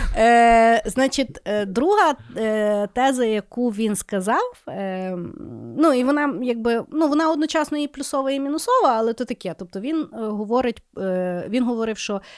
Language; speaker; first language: Ukrainian; native; Ukrainian